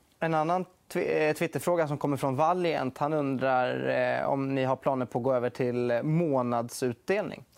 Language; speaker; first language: Swedish; native; Swedish